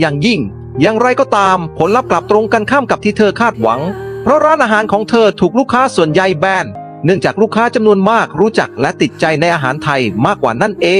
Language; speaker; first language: Thai; native; Thai